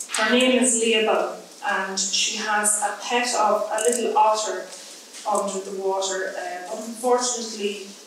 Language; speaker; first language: English; native; English